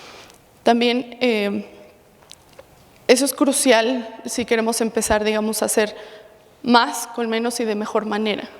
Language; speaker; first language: Spanish; native; Spanish